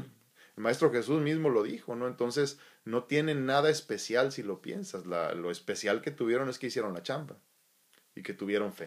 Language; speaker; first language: Spanish; native; Spanish